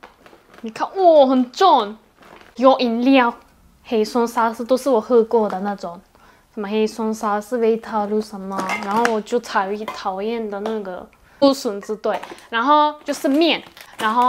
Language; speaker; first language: Chinese; non-native, fluent; Turkish